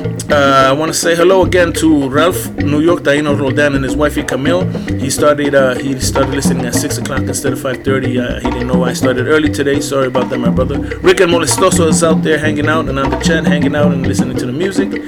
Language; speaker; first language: English; early bilingual, other home language; Spanish